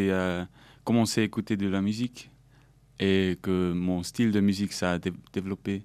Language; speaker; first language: French; non-native, local second language; German